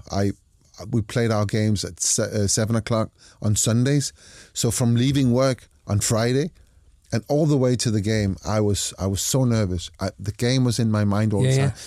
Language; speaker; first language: English; non-native, fluent; Danish